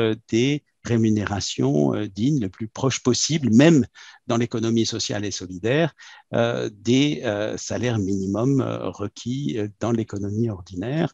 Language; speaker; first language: French; native; French